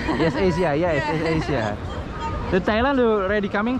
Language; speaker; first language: English; non-native, learner; Indonesian